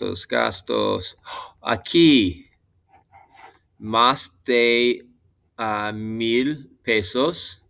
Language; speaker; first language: Spanish; non-native, fluent; English